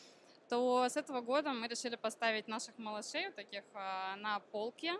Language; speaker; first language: Russian; native; Russian